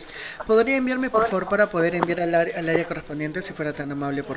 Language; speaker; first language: Spanish; native; Spanish